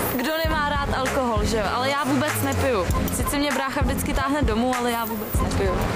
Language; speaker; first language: Czech; early bilingual, other home language; Russian